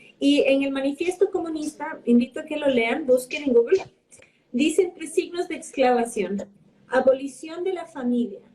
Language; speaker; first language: Spanish; early bilingual, heritage; Spanish